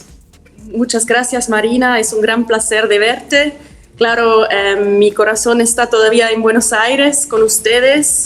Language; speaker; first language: Spanish; non-native, fluent; German